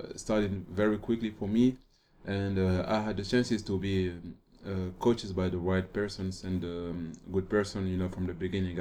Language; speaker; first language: English; non-native, fluent; French